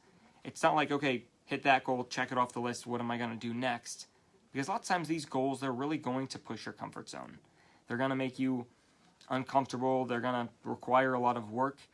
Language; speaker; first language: English; native; English